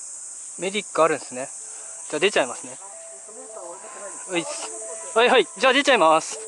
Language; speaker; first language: Japanese; native; Japanese